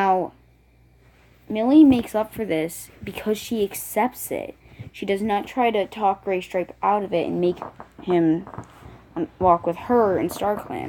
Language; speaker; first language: English; native; English